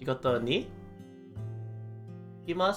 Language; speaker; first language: Japanese; non-native, learner; English